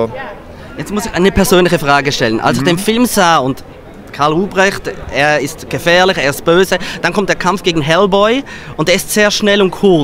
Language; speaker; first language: German; native; German